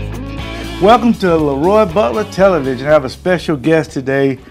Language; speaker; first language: English; native; English